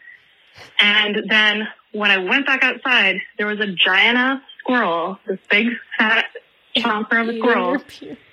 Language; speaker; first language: English; native; English